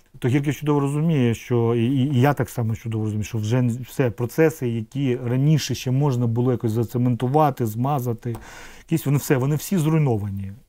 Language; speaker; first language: Ukrainian; non-native, local second language; Russian